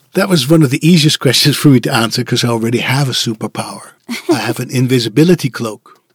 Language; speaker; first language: English; non-native, fluent; Dutch